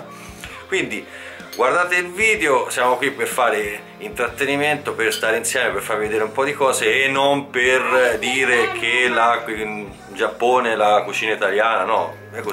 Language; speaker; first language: Italian; native; Italian